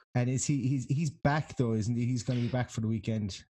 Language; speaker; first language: English; native; English